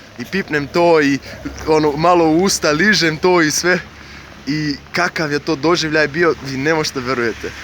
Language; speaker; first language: Bosnian; non-native, fluent; Portuguese